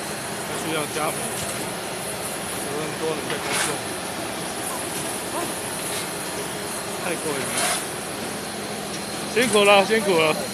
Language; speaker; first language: Chinese; native; Chinese